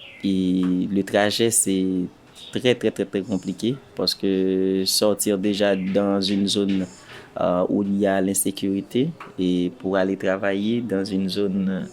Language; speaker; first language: French; non-native, local second language; Haitian Creole